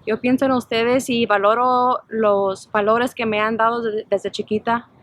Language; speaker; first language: Spanish; early bilingual, heritage; Spanish